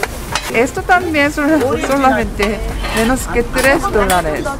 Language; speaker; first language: Spanish; non-native, learner; Korean